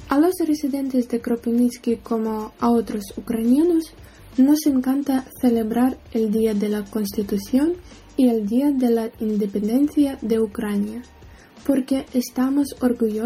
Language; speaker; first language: Spanish; non-native, learner; Ukrainian